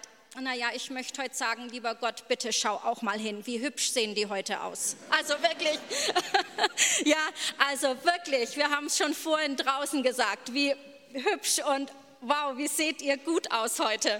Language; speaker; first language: German; native; German